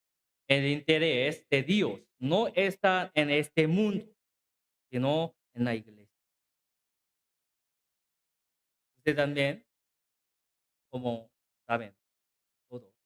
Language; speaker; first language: Spanish; non-native, learner; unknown